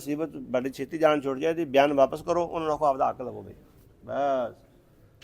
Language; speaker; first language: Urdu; non-native, local second language; Punjabi